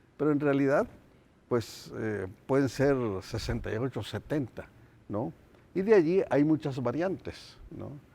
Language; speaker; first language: Spanish; non-native, local second language; Nahuatl languages